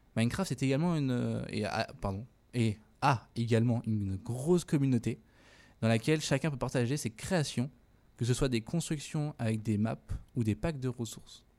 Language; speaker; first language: French; native; French